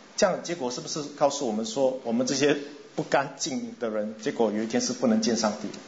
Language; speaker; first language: Chinese; non-native, local second language; English